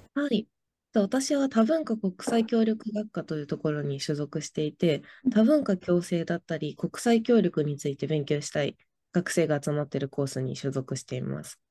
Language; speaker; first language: Japanese; native; Japanese